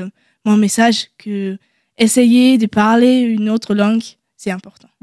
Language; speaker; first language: French; non-native, learner; German